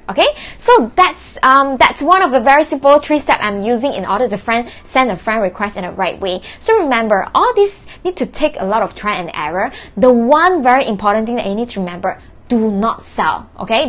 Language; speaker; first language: English; non-native, local second language; Chinese